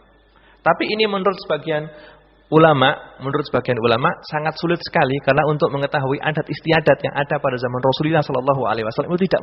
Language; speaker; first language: Indonesian; native; Indonesian